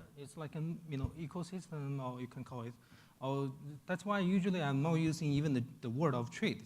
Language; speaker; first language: English; non-native, fluent; Chinese